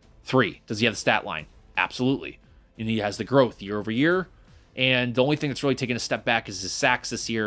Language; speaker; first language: English; native; English